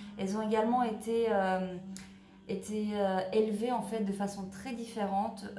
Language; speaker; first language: French; native; French